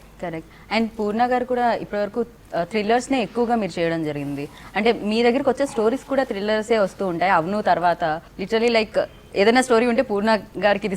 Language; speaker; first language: Telugu; native; Telugu